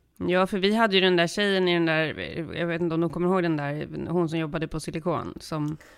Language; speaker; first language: Swedish; early bilingual, heritage; Swedish